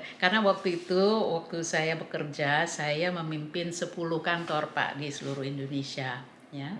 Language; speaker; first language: Indonesian; early bilingual, heritage; English